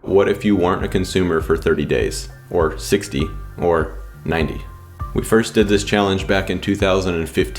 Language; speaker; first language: English; native; English